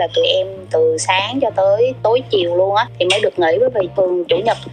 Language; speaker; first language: Vietnamese; native; Vietnamese